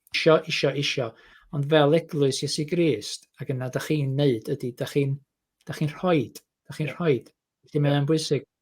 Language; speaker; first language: Welsh; native; Welsh